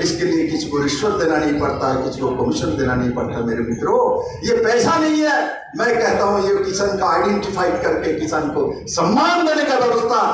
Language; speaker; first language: Hindi; non-native, local second language; Bangla